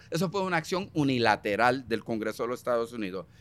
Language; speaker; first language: Spanish; early bilingual, heritage; Spanish